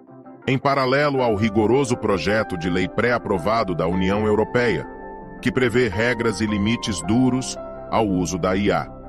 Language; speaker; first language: Portuguese; native; Portuguese